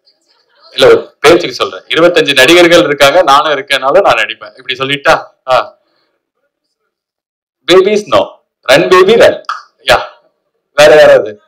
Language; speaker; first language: Tamil; native; Tamil